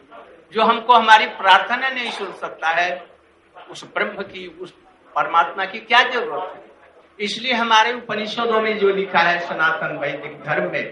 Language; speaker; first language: Hindi; native; Hindi